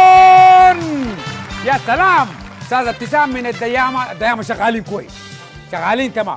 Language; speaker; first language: Arabic; native; Arabic